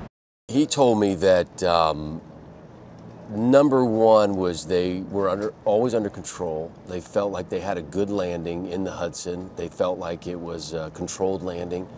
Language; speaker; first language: English; native; English